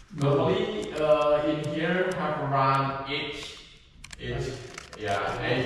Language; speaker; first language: English; non-native, learner; Balinese